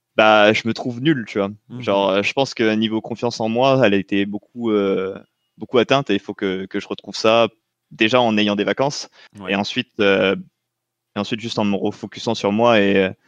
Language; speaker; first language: French; native; French